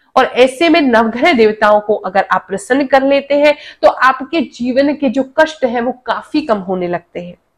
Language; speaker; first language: Hindi; native; Hindi